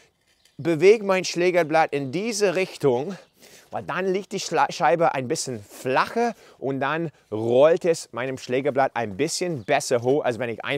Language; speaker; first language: German; non-native, fluent; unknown